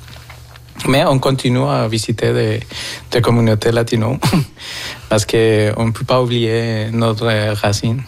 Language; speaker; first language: French; non-native, fluent; Spanish